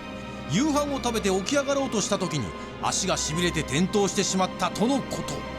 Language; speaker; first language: Japanese; native; Japanese